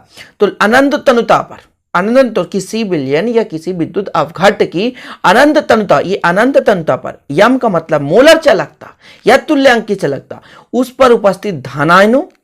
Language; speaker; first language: Hindi; native; Hindi